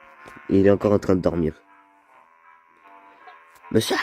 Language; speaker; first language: French; native; French